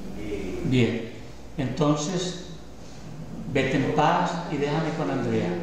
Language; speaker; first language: Spanish; native; Spanish